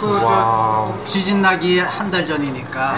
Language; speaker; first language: Korean; native; Korean